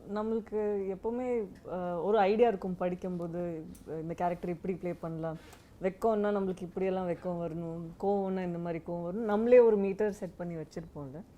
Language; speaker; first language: Tamil; non-native, local second language; Badaga